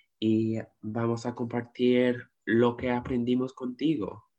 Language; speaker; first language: Spanish; non-native, learner; English